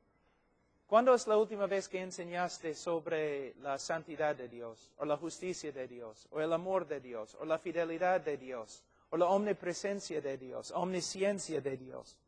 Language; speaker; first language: Spanish; non-native, fluent; English